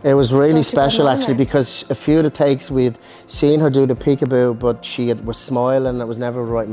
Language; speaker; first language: English; native; English